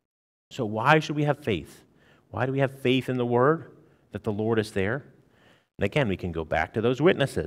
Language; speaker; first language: English; native; English